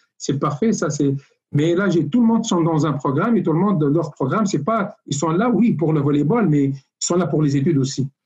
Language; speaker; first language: French; non-native, local second language; Arabic